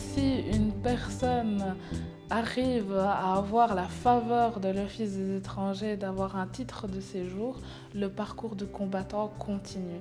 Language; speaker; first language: French; native; French